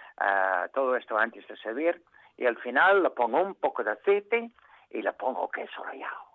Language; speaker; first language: Spanish; non-native, fluent; English